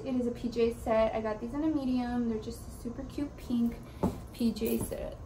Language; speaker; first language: English; early bilingual, other home language; Spanish